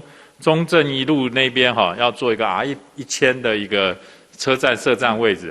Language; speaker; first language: Chinese; native; Chinese